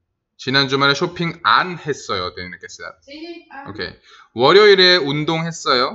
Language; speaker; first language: Korean; non-native, fluent; Spanish